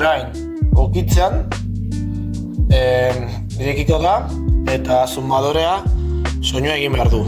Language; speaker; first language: Basque; non-native, local second language; Spanish